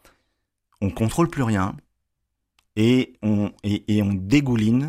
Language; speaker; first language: French; native; French